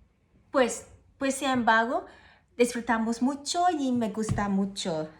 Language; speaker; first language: Spanish; non-native, learner; Cantonese